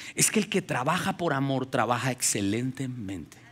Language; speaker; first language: Spanish; native; Spanish